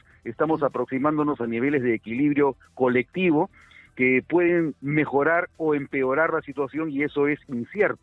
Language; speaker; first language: Spanish; native; Spanish